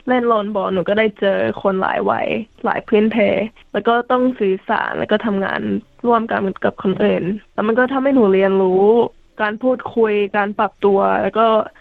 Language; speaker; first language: Thai; early bilingual, heritage; Thai